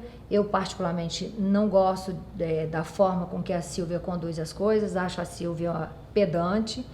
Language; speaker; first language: Portuguese; native; Portuguese